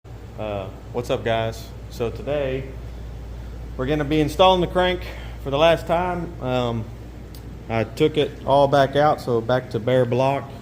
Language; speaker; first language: English; native; English